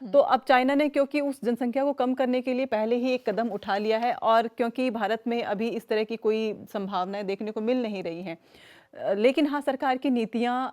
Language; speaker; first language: Hindi; native; Hindi